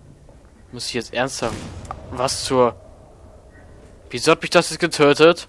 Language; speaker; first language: German; native; German